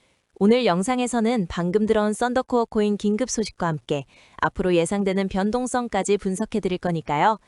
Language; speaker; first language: Korean; native; Korean